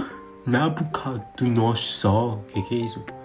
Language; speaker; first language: Portuguese; non-native, learner; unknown